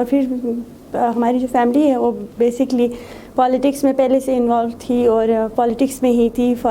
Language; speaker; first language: Urdu; non-native, local second language; Shina